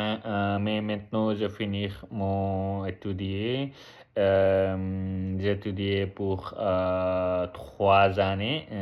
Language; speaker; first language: French; non-native, learner; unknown